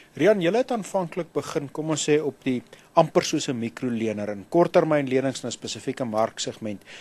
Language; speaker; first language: Afrikaans; native; Afrikaans